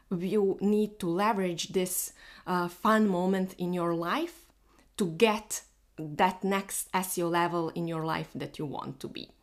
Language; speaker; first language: English; non-native, fluent; Bosnian